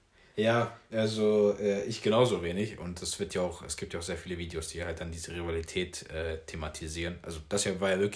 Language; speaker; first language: German; native; German